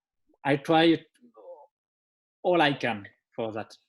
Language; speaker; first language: English; non-native, learner; French